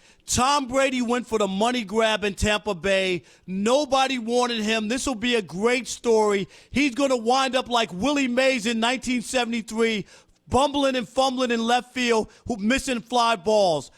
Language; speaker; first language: English; native; English